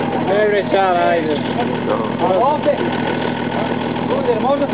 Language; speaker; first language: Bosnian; non-native, learner; Bulgarian